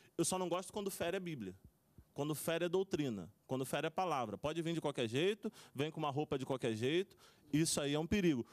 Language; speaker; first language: Portuguese; native; Portuguese